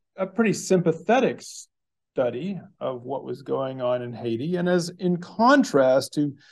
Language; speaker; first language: English; native; English